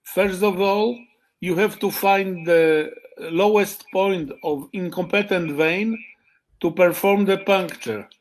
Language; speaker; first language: English; non-native, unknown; Polish